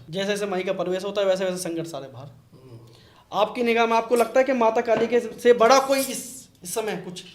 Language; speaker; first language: Hindi; native; Hindi